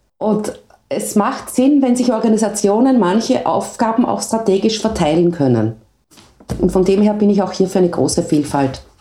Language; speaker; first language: German; native; German